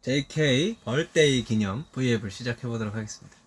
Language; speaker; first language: Korean; native; Korean